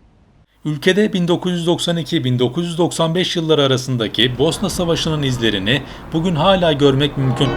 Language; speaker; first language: Turkish; native; Turkish